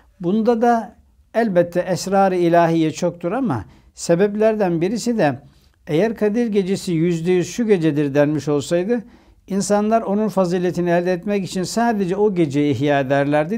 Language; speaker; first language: Turkish; native; Turkish